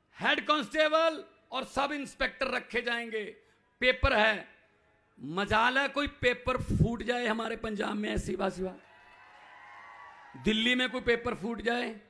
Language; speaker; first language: Hindi; non-native, local second language; Punjabi